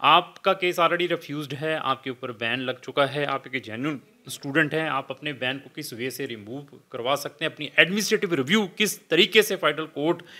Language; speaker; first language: Hindi; non-native, local second language; Punjabi